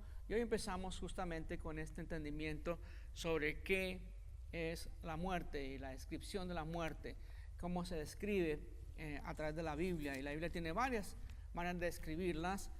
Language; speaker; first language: Spanish; native; Spanish